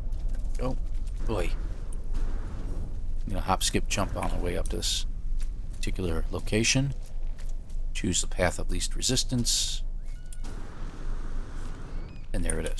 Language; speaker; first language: English; native; English